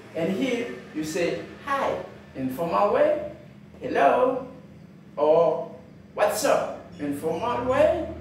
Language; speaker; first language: English; non-native, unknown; Haitian Creole